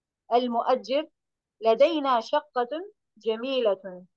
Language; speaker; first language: Arabic; non-native, learner; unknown